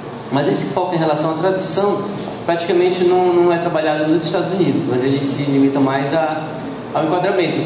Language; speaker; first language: Portuguese; native; Portuguese